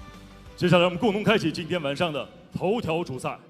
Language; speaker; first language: Chinese; native; Chinese